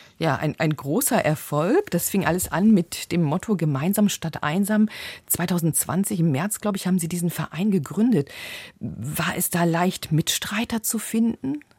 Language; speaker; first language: German; native; German